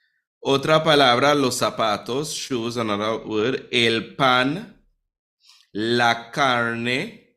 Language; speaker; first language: Spanish; non-native, fluent; English